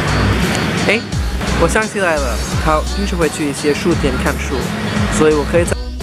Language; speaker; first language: Chinese; non-native, fluent; Hindi